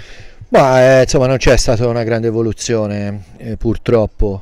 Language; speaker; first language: Italian; native; Italian